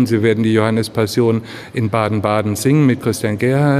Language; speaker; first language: German; native; German